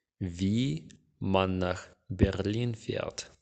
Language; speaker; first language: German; non-native, fluent; Ukrainian